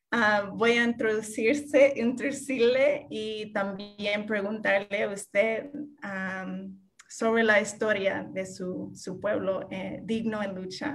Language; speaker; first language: Spanish; non-native, fluent; English